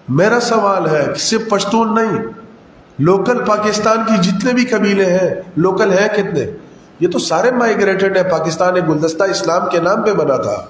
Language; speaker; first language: Urdu; non-native, local second language; Pashto